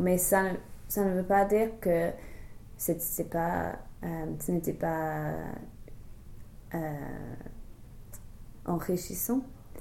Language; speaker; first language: French; non-native, fluent; English